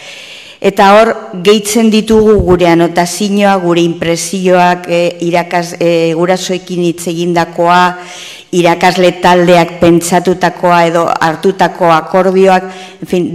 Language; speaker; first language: Basque; native; Basque